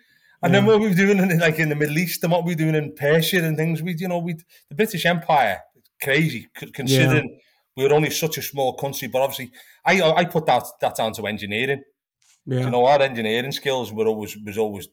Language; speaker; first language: English; native; English